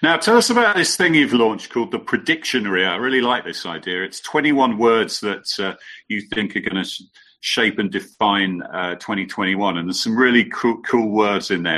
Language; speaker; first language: English; native; English